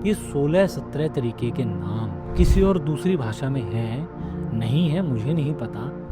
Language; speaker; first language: Hindi; native; Hindi